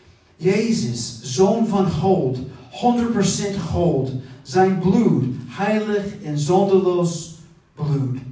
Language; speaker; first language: Dutch; non-native, fluent; English